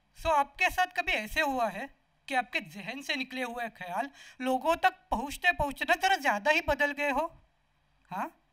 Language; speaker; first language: Hindi; non-native, local second language; Marathi